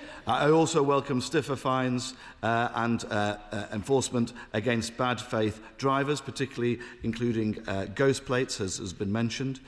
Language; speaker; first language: English; native; English